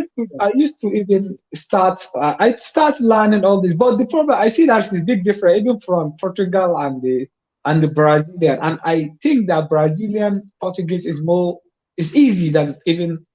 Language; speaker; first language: English; non-native, fluent; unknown